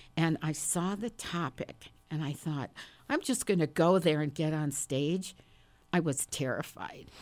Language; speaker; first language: English; native; English